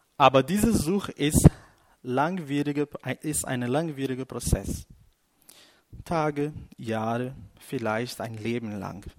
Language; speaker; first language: German; non-native, fluent; Portuguese